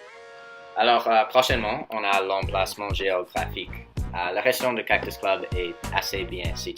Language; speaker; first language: French; non-native, fluent; English